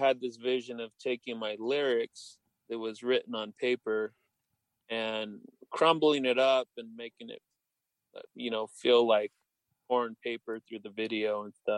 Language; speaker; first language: English; native; English